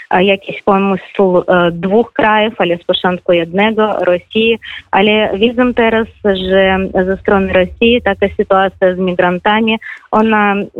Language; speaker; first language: Polish; non-native, fluent; Russian